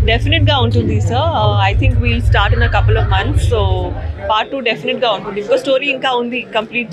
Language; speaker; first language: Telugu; non-native, learner; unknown